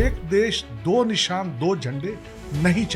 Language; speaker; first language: Hindi; native; Hindi